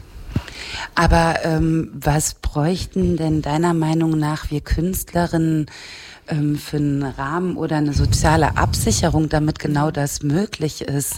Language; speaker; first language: German; native; German